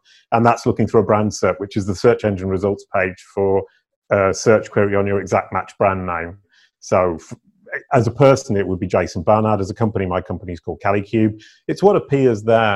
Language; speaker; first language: English; native; English